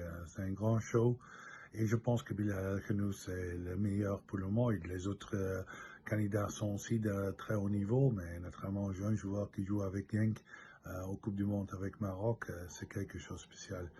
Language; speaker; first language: French; non-native, local second language; Dutch